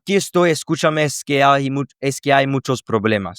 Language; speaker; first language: Spanish; non-native, fluent; English